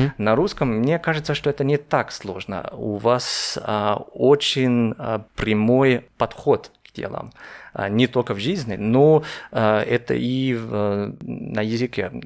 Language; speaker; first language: Russian; non-native, fluent; German